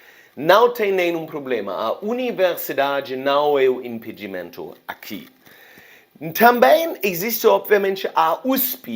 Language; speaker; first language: Portuguese; non-native, fluent; German